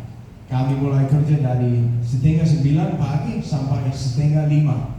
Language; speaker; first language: Indonesian; non-native, fluent; Danish